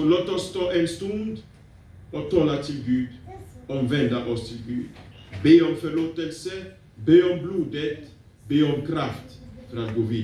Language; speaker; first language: Swedish; non-native, fluent; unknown